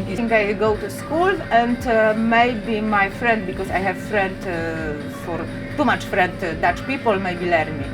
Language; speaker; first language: English; non-native, learner; Polish